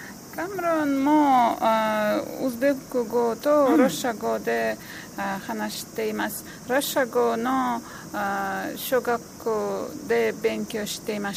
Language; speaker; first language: Japanese; non-native, learner; Uzbek